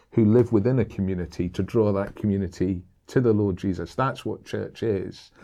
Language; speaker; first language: English; native; English